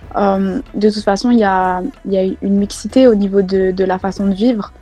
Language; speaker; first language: French; native; French